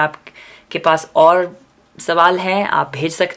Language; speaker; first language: Hindi; non-native, fluent; English